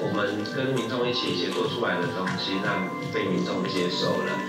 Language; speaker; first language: Chinese; native; Chinese